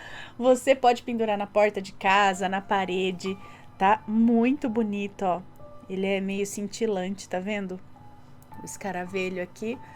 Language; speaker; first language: Portuguese; native; Portuguese